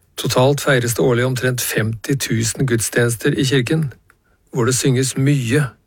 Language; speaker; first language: Norwegian; native; Norwegian